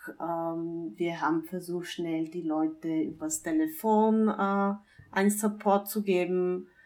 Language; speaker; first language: German; non-native, fluent; Bulgarian